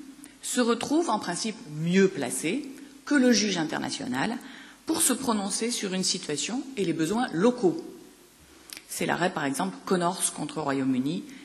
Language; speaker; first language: French; native; French